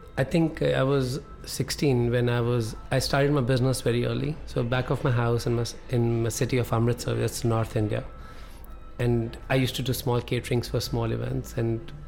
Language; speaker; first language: English; non-native, local second language; Punjabi